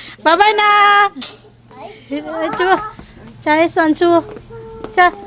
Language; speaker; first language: Korean; non-native, learner; Filipino